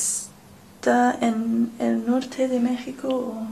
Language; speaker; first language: Spanish; non-native, learner; English